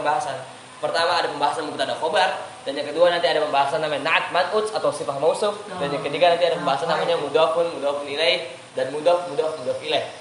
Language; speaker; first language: Indonesian; native; Indonesian